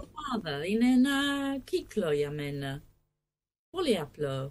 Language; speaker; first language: Greek; non-native, learner; English